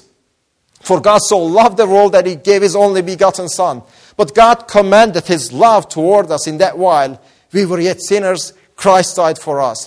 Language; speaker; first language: English; non-native, fluent; Persian